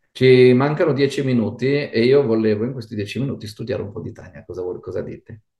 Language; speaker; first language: Italian; non-native, fluent; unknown